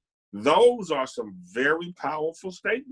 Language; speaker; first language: English; native; English